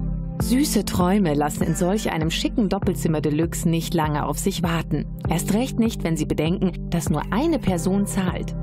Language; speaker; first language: German; native; German